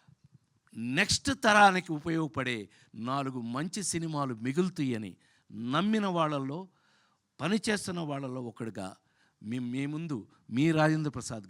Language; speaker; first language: Telugu; native; Telugu